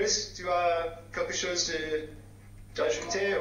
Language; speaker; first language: French; non-native, fluent; English